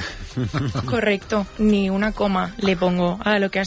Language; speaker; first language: Spanish; native; Spanish